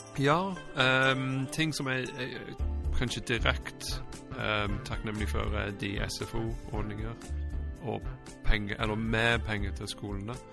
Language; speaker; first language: Norwegian; non-native, fluent; English